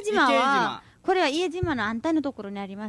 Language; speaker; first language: Japanese; non-native, learner; Nepali